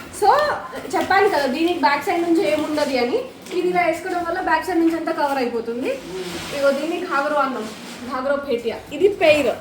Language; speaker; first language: Telugu; non-native, local second language; Lambadi